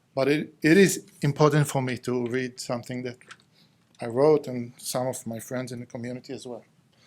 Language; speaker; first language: English; non-native, fluent; Hebrew